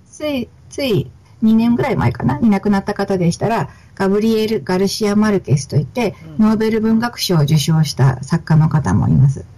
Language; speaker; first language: Japanese; native; Japanese